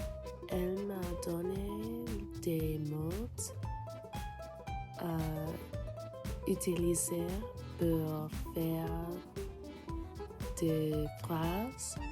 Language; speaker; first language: French; non-native, learner; English